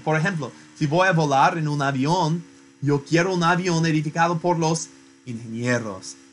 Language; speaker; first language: Spanish; non-native, fluent; English